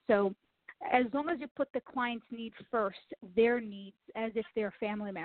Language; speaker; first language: English; non-native, fluent; Portuguese